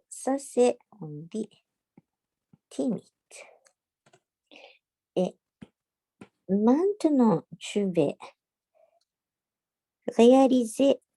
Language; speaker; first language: French; non-native, learner; Japanese